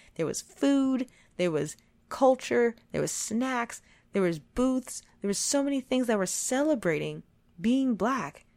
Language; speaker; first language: English; native; English